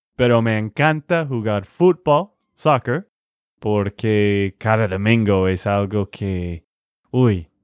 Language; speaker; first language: Spanish; non-native, fluent; English